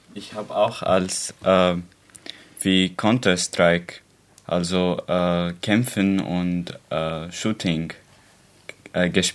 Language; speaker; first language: German; non-native, learner; Arabic